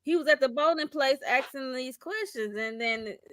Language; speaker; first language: English; native; English